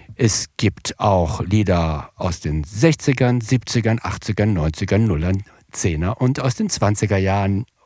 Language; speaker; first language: German; native; German